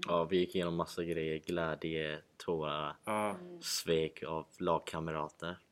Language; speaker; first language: Swedish; non-native, fluent; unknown